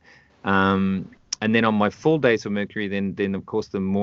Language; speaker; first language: English; native; English